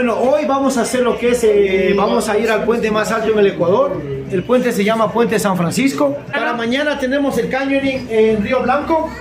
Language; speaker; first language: Spanish; native; Spanish